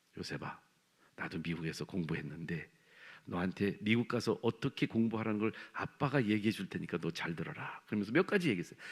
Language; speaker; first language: Korean; native; Korean